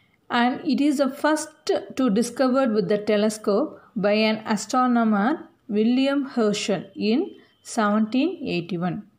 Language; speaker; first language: English; non-native, local second language; Tamil